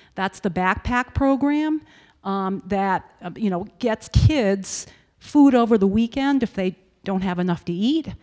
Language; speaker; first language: English; native; English